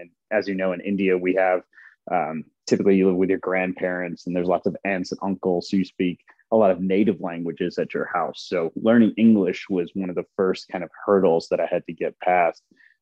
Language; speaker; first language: English; early bilingual, other home language; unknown